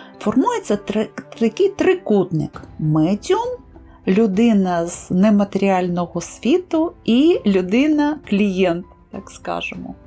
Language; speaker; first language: Ukrainian; native; Ukrainian